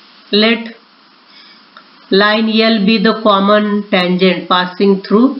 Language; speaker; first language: English; non-native, local second language; Marathi